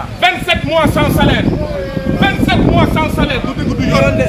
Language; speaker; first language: French; non-native, local second language; Wolof